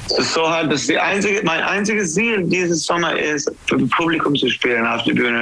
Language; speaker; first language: German; non-native, learner; English